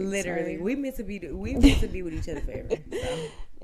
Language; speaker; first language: English; native; English